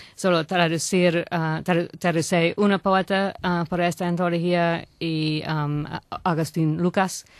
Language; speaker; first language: Spanish; non-native, learner; English